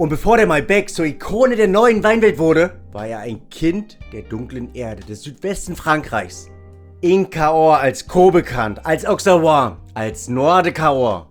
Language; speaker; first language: German; native; German